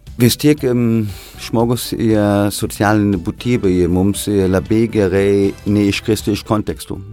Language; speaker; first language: Lithuanian; non-native, fluent; German